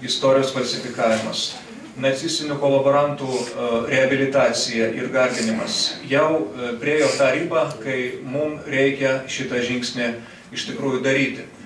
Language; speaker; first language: Lithuanian; non-native, local second language; Russian